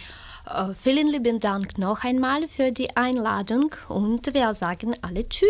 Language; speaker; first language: German; non-native, learner; Ukrainian